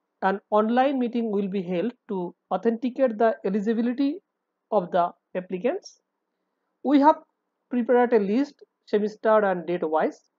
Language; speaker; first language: English; non-native, local second language; Bangla